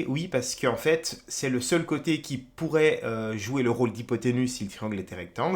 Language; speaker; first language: French; native; French